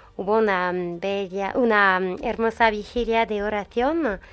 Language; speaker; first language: Spanish; non-native, fluent; French